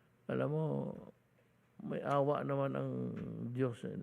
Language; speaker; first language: Filipino; non-native, local second language; Cebuano